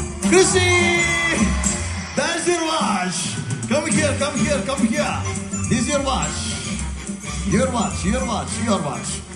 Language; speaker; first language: English; non-native, local second language; Malayalam